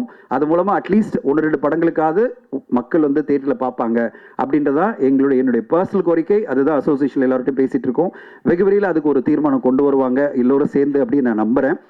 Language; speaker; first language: Tamil; native; Tamil